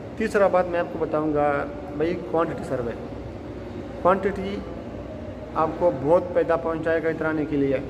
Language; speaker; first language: Hindi; non-native, local second language; Pashto